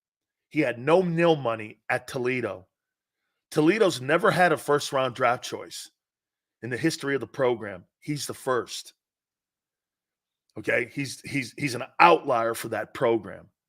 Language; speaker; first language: English; native; English